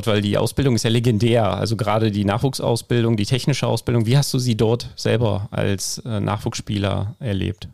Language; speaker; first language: German; native; German